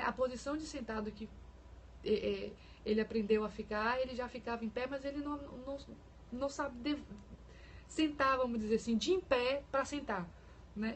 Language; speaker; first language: Portuguese; native; Portuguese